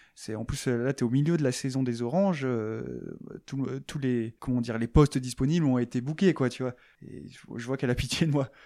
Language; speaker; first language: French; native; French